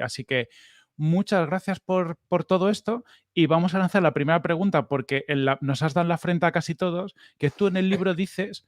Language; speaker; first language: Spanish; native; Spanish